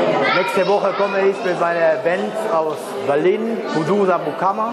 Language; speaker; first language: German; non-native, fluent; Spanish